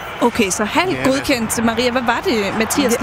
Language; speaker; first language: Danish; native; Danish